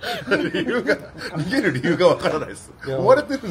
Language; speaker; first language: Japanese; native; Japanese